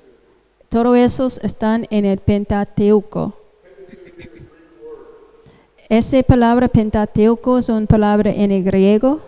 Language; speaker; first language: Spanish; non-native, fluent; English